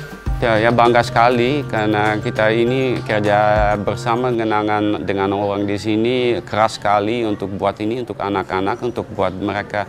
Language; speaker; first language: Indonesian; non-native, fluent; Dutch